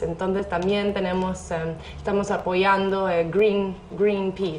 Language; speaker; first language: Spanish; non-native, fluent; English